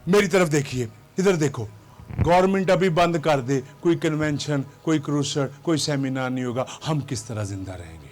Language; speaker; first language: Urdu; non-native, local second language; Punjabi